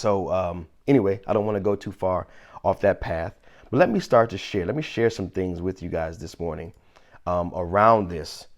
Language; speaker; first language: English; native; English